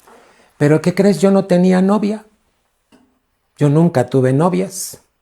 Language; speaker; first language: Spanish; native; Spanish